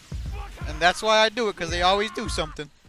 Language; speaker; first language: English; native; English